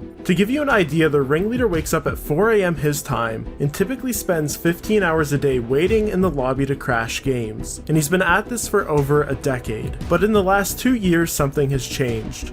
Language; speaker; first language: English; native; English